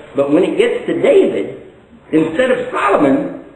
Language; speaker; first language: English; native; English